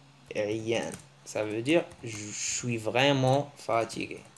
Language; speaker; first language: French; early bilingual, other home language; Arabic